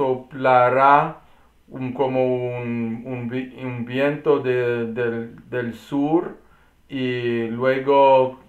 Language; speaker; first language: Spanish; non-native, learner; English